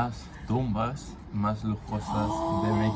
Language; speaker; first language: Spanish; native; Spanish